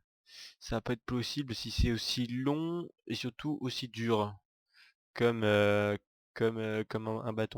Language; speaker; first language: French; native; French